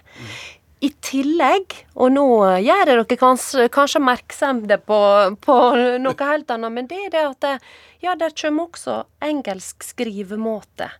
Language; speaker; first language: Norwegian; native; Norwegian